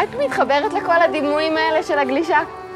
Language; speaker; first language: Hebrew; native; Hebrew